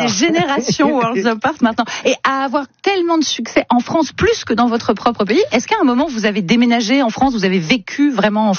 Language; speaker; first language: French; native; French